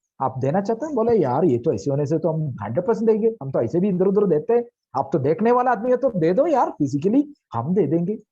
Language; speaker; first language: Hindi; non-native, local second language; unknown